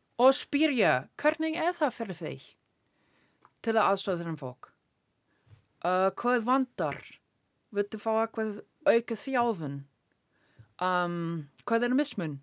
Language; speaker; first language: Icelandic; non-native, learner; English